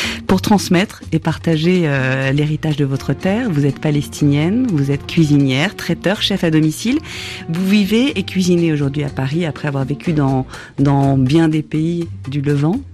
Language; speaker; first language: French; native; French